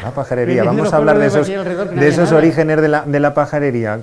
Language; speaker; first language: Spanish; native; Spanish